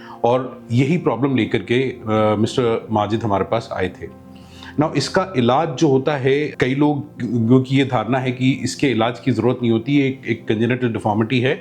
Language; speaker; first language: Hindi; native; Hindi